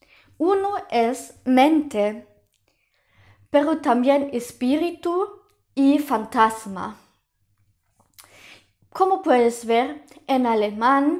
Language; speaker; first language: Spanish; non-native, fluent; German